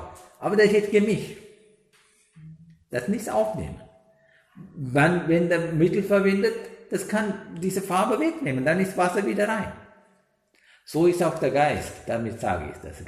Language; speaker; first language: German; non-native, learner; Sinhala